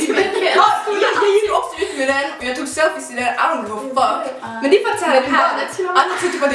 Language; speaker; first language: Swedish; early bilingual, other home language; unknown